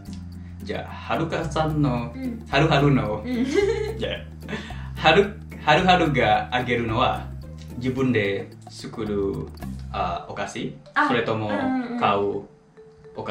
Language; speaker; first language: Japanese; non-native, fluent; Indonesian